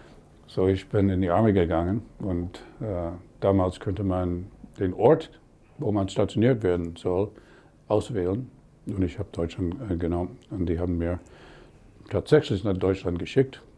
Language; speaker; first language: German; non-native, fluent; English